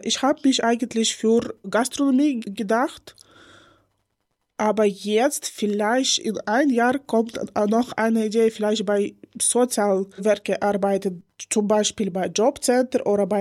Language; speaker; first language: German; non-native, learner; Ukrainian